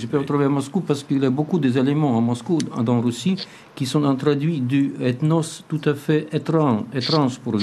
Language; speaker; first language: French; non-native, learner; Russian